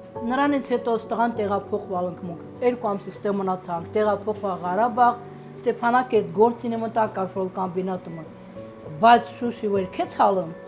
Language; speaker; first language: Armenian; native; Armenian